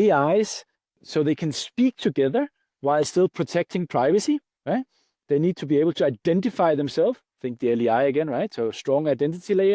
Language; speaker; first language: English; non-native, fluent; Danish